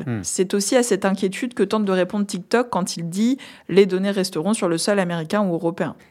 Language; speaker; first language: French; native; French